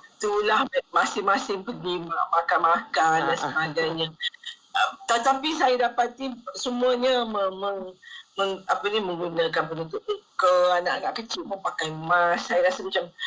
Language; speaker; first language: Malay; native; Malay